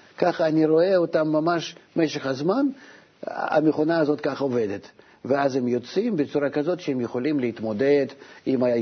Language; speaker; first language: Hebrew; non-native, fluent; Russian